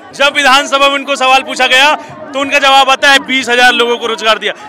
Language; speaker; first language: Hindi; native; Hindi